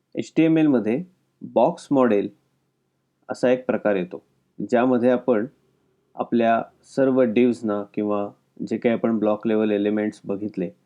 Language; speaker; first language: Marathi; native; Marathi